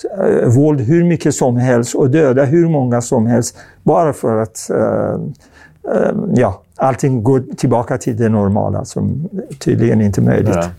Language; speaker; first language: Swedish; non-native, fluent; Persian